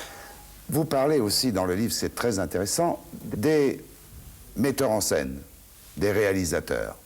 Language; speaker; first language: French; native; French